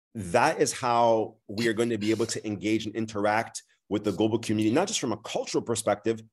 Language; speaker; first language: English; early bilingual, other home language; French